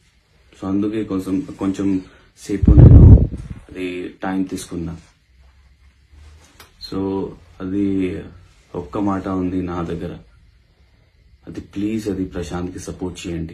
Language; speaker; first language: Telugu; non-native, learner; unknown